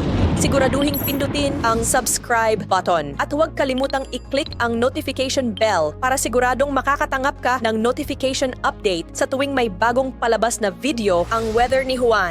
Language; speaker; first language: Filipino; native; Filipino